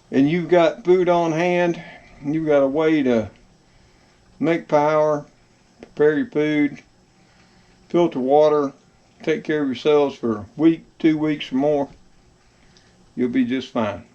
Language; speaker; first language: English; native; English